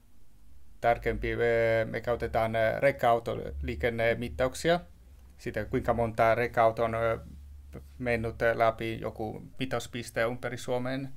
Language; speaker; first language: Finnish; non-native, learner; Italian